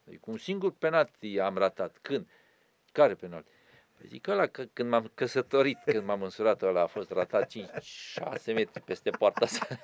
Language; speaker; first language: Romanian; non-native, local second language; Serbian